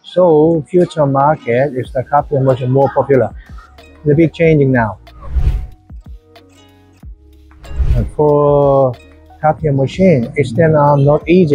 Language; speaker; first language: English; non-native, learner; Korean